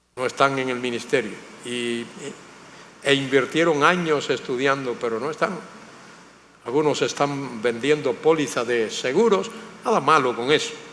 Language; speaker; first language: Spanish; native; Spanish